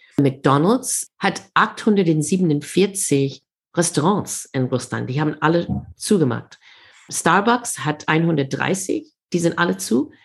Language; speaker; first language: German; non-native, fluent; English